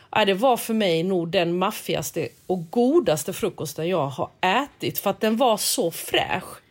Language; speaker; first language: Swedish; early bilingual, other home language; Korean